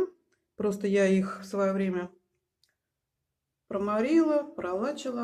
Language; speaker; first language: Russian; native; Russian